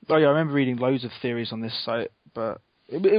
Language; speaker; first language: English; native; English